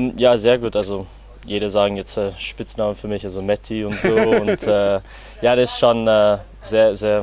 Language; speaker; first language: German; non-native, learner; English